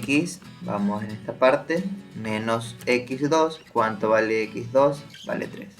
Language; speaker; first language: Spanish; native; Spanish